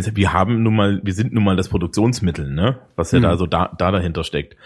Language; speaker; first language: German; native; German